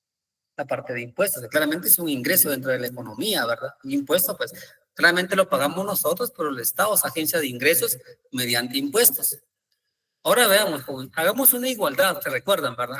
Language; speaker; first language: Spanish; native; Spanish